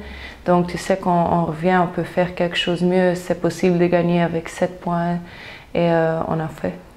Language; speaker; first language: French; non-native, local second language; Dutch